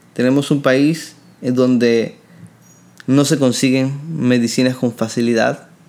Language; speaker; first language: Spanish; native; Spanish